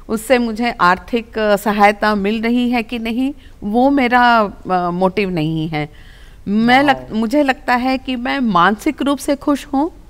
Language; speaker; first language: Hindi; non-native, local second language; Telugu